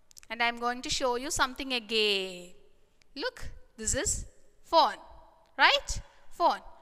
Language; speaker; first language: English; non-native, local second language; Malayalam